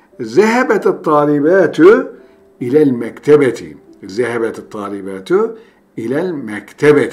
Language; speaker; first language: Arabic; non-native, fluent; Turkish